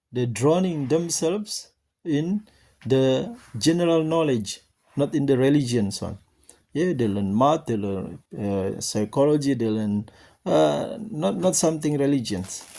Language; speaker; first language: English; non-native, learner; Indonesian